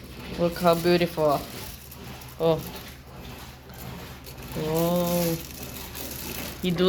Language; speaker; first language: English; non-native, learner; Portuguese